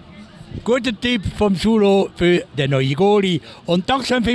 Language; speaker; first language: German; native; German